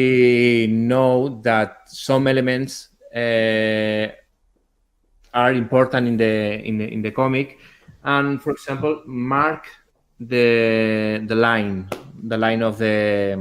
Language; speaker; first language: English; non-native, learner; Spanish